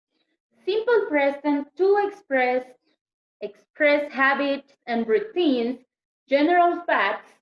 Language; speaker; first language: English; non-native, learner; Spanish